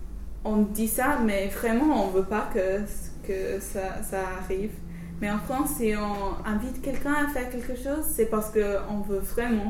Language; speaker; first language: French; non-native, fluent; English